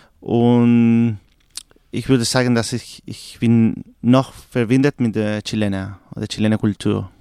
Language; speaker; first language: German; non-native, learner; Spanish